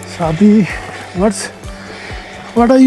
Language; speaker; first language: English; non-native, learner; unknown